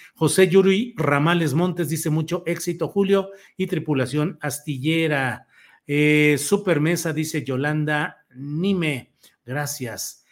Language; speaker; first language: Spanish; native; Spanish